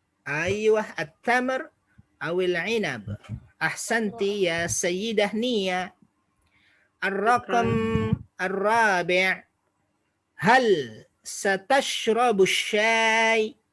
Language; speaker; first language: Arabic; non-native, fluent; Indonesian